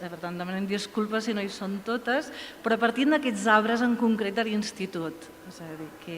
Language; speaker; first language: Catalan; native; Catalan